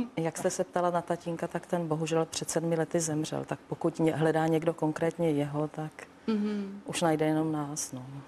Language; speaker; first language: Czech; non-native, local second language; Slovak